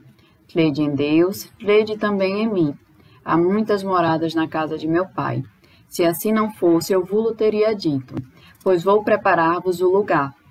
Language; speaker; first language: Portuguese; native; Portuguese